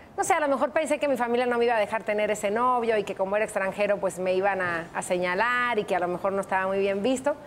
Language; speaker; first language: Spanish; native; Spanish